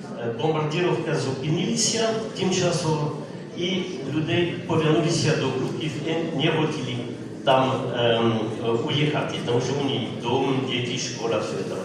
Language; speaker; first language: Ukrainian; non-native, learner; French